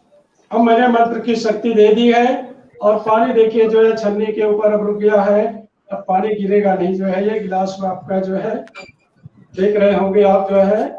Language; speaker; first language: Hindi; native; Hindi